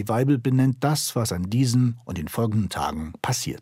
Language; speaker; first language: German; native; German